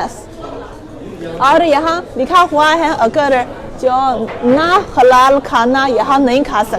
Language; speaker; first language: Hindi; non-native, learner; Chinese